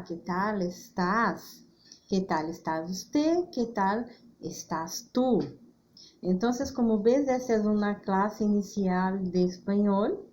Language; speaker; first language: Spanish; non-native, fluent; Portuguese